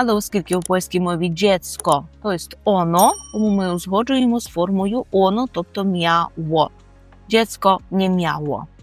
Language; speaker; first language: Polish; non-native, fluent; Ukrainian